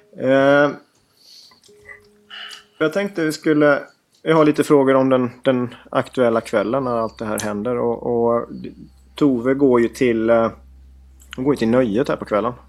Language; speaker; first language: Swedish; native; Swedish